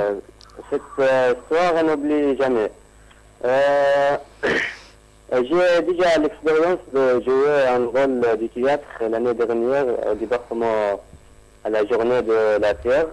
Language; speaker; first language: French; non-native, learner; Arabic